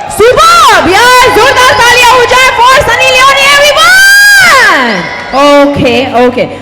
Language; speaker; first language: Hindi; native; Hindi